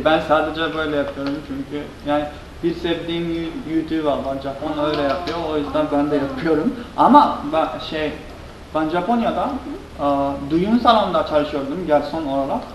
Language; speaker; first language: Turkish; non-native, fluent; Japanese